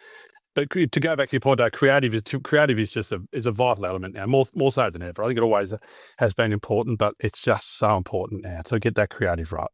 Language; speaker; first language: English; native; English